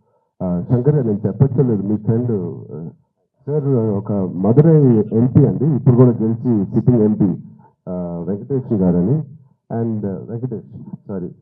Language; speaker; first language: Telugu; native; Telugu